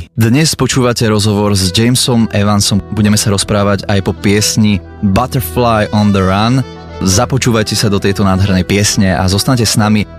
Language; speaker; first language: Slovak; native; Slovak